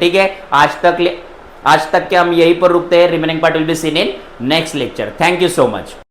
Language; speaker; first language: Hindi; non-native, local second language; Marathi